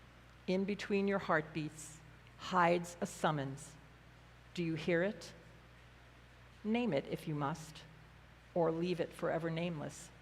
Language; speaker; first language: English; native; English